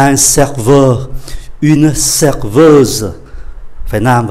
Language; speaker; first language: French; non-native, fluent; Vietnamese